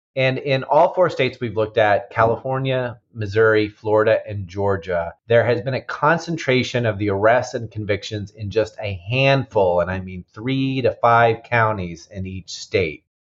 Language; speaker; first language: English; native; English